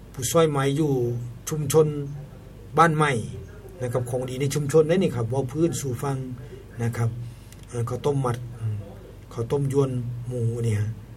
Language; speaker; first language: Thai; native; Thai